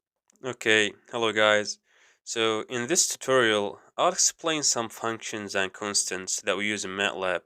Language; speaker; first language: English; non-native, fluent; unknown